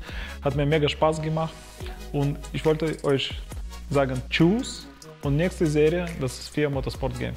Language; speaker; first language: German; non-native, learner; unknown